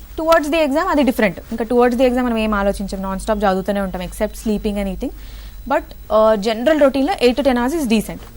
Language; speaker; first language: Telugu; native; Telugu